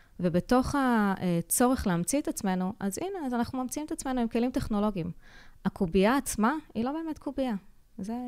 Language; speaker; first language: Hebrew; native; Hebrew